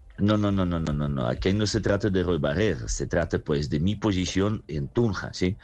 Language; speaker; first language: Spanish; non-native, fluent; Russian